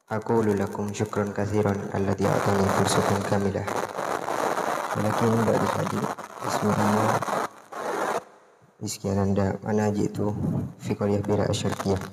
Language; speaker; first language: Arabic; non-native, learner; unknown